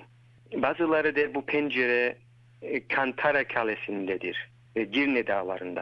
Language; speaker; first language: Turkish; early bilingual, heritage; Turkish